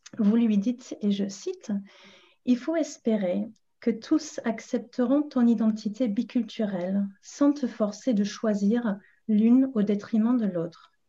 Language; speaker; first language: French; non-native, fluent; English